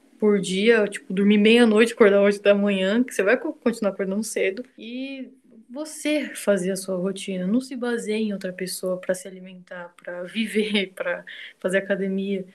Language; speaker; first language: Portuguese; native; Portuguese